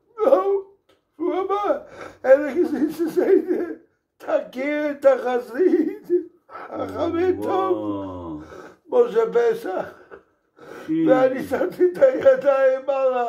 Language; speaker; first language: Hebrew; non-native, fluent; English